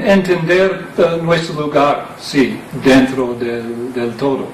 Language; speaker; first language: Spanish; non-native, fluent; English